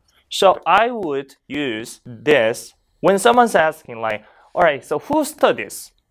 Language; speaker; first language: English; non-native, fluent; Korean